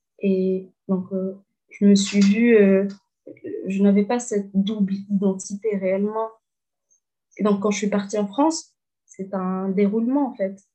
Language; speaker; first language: French; non-native, local second language; Arabic